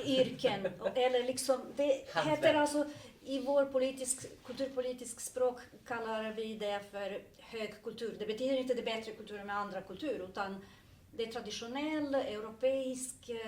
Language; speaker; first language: Swedish; non-native, fluent; Serbian